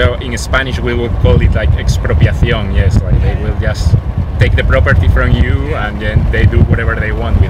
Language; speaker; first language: English; non-native, fluent; Spanish